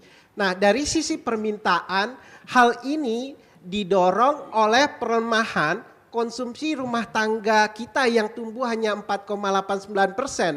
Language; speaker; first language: Indonesian; native; Indonesian